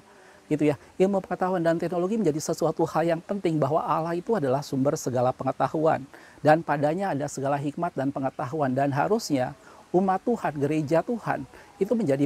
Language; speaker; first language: Indonesian; native; Indonesian